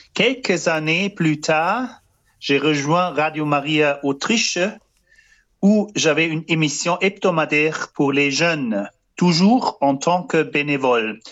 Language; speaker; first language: French; non-native, fluent; German